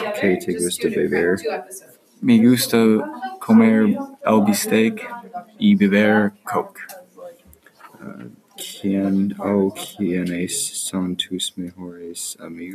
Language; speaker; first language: Spanish; non-native, learner; English